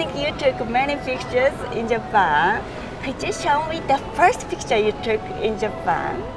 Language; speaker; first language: English; non-native, learner; Japanese